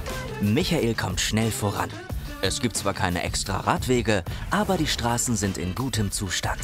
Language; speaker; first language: German; native; German